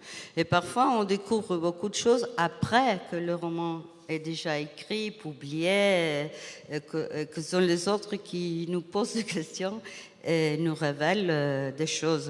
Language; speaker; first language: French; non-native, fluent; Spanish